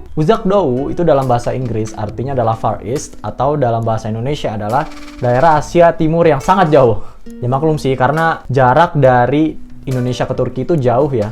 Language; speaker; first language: Indonesian; native; Indonesian